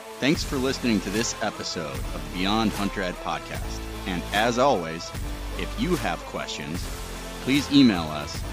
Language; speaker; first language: English; native; English